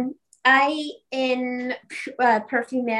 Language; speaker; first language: Spanish; non-native, learner; English